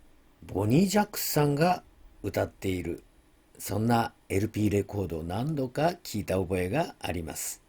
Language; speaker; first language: Japanese; native; Japanese